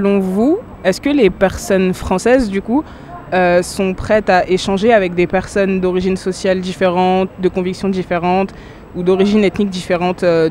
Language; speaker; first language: French; native; French